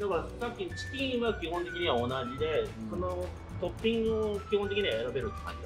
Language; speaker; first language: Japanese; native; Japanese